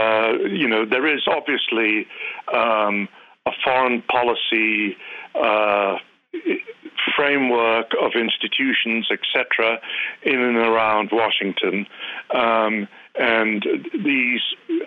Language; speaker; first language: English; native; English